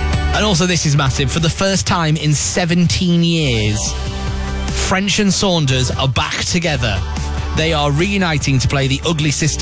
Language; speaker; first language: English; native; English